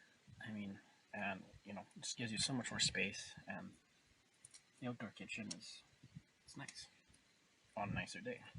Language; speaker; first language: English; native; English